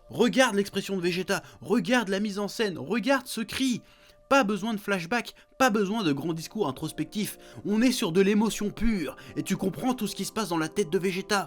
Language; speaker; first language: French; native; French